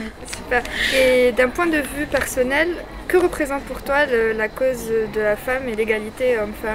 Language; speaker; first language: French; native; French